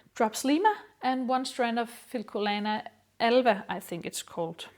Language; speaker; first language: English; non-native, fluent; Danish